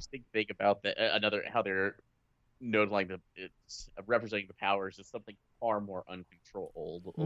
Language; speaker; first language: English; native; English